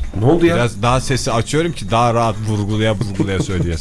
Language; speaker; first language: Turkish; native; Turkish